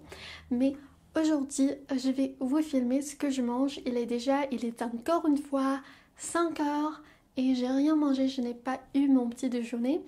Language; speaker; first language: French; non-native, fluent; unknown